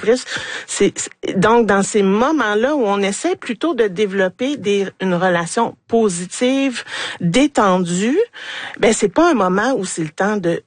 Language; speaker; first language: French; native; French